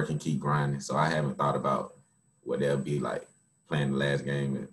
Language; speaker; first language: English; native; English